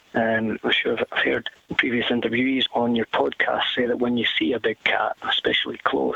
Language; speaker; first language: English; native; English